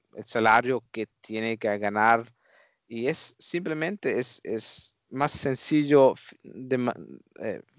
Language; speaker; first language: Spanish; non-native, fluent; Dutch